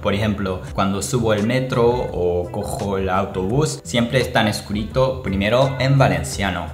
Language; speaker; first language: Spanish; non-native, learner; Japanese